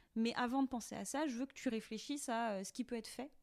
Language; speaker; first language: French; native; French